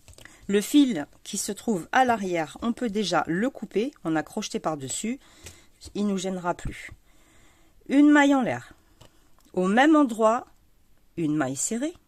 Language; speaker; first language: French; native; French